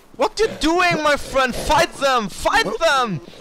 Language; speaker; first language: English; non-native, learner; German